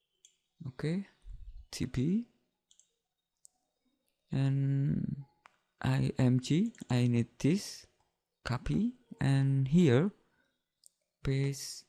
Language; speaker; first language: English; non-native, learner; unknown